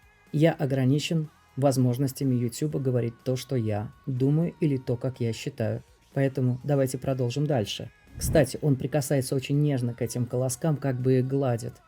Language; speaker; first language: Russian; native; Russian